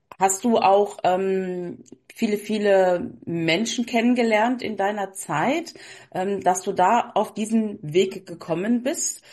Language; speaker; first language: German; native; German